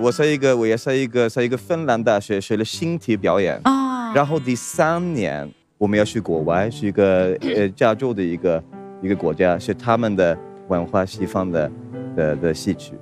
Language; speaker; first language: Chinese; non-native, fluent; Swedish